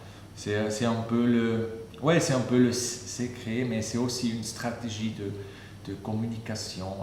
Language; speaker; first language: French; non-native, fluent; German